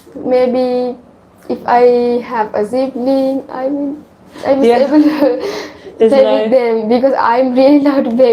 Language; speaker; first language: English; non-native, learner; Sinhala